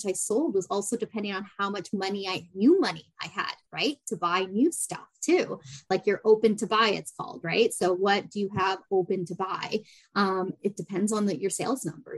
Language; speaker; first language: English; native; English